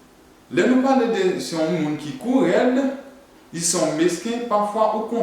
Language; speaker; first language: French; non-native, learner; Haitian Creole